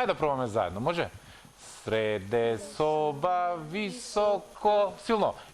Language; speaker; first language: Macedonian; native; Macedonian